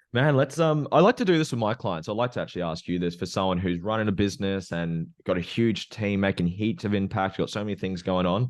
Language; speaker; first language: English; native; English